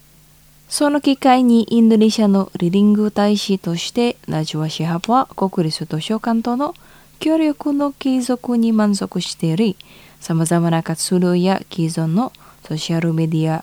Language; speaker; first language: Japanese; non-native, fluent; Indonesian